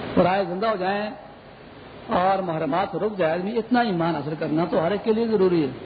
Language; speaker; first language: Urdu; non-native, local second language; Pashto